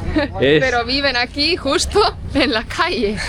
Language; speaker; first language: Spanish; non-native, fluent; Estonian